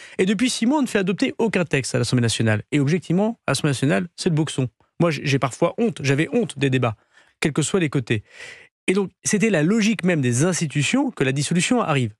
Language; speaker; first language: French; native; French